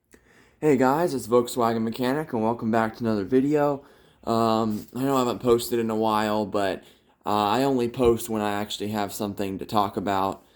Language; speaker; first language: English; native; English